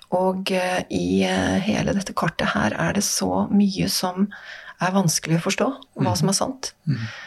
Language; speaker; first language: Norwegian; native; Norwegian